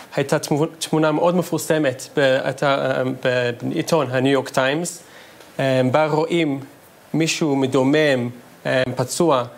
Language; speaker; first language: Hebrew; non-native, fluent; English